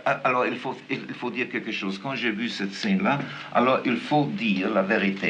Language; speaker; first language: French; non-native, fluent; German